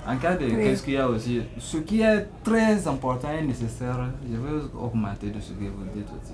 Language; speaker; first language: French; non-native, learner; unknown